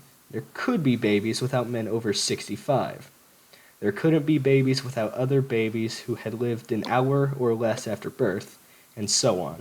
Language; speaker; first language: English; native; English